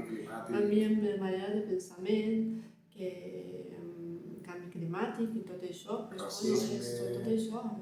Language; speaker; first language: Catalan; non-native, learner; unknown